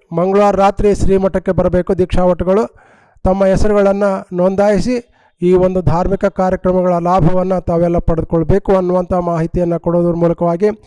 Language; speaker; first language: Kannada; native; Kannada